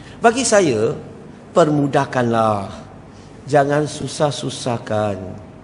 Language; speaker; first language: Malay; non-native, local second language; Chinese